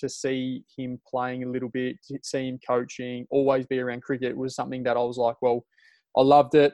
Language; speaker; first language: English; native; English